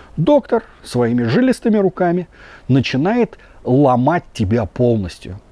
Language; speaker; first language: Russian; native; Russian